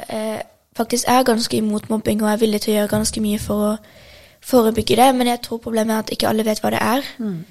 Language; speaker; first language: Norwegian; early bilingual, other home language; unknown